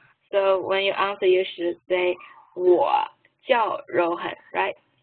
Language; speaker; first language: English; non-native, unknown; Chinese